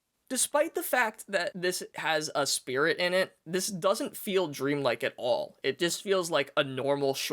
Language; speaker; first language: English; native; English